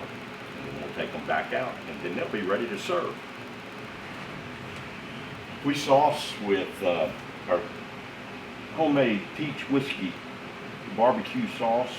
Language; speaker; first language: English; native; English